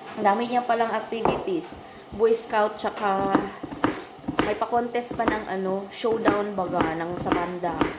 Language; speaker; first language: Filipino; non-native, local second language; Cebuano